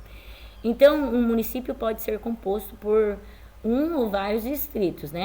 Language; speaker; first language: Portuguese; native; Portuguese